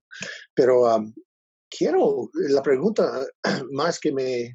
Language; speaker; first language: Spanish; non-native, learner; English